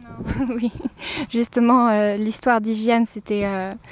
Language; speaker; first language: French; native; French